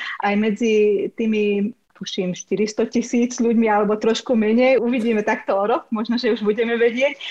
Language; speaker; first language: Slovak; non-native, local second language; Hungarian